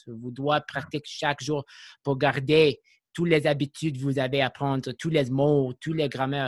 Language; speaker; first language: French; non-native, learner; English